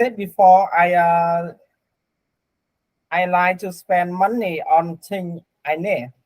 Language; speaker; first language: English; non-native, learner; Vietnamese